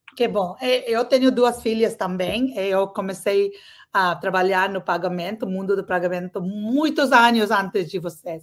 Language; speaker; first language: Portuguese; non-native, learner; English